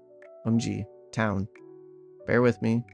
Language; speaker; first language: English; native; English